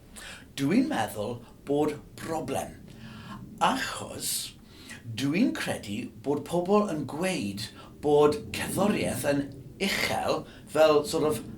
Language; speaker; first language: Welsh; non-native, local second language; English